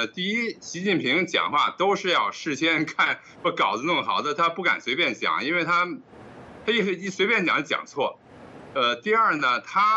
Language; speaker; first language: Chinese; native; Chinese